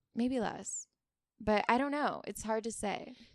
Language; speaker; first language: English; native; English